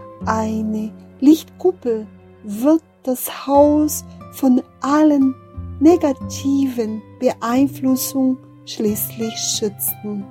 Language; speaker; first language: German; non-native, fluent; Portuguese